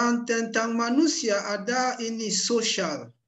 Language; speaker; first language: Indonesian; non-native, learner; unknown